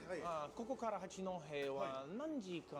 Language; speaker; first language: Japanese; non-native, learner; English